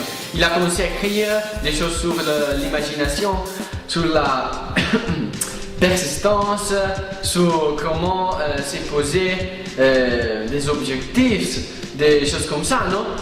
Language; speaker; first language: French; non-native, fluent; Italian